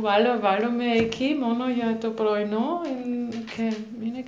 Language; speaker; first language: Greek; non-native, learner; German